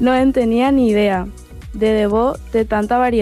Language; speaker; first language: Catalan; non-native, learner; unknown